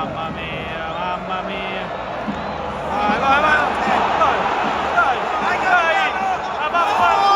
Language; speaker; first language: Italian; native; Italian